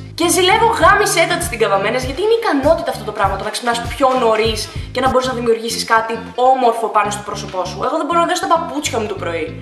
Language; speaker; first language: Greek; early bilingual, other home language; Russian